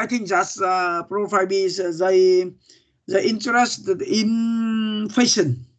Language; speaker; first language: English; non-native, learner; Vietnamese